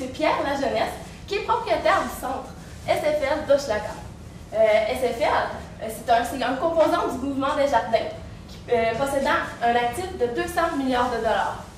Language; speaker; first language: French; native; French